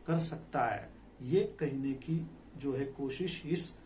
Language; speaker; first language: Hindi; non-native, local second language; Marathi